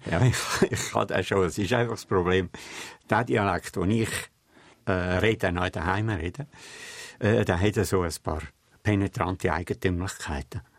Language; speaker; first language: German; native; German